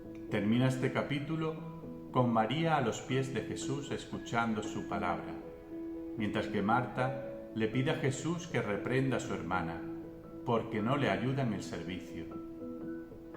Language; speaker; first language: Spanish; native; Spanish